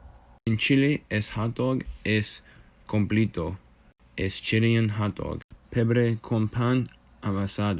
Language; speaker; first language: Spanish; non-native, learner; English